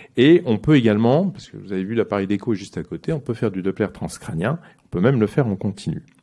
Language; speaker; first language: French; native; French